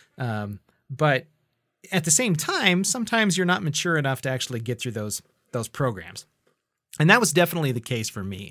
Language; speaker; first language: English; native; English